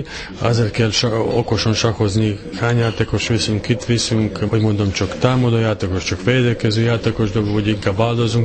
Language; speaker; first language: Hungarian; non-native, fluent; Serbian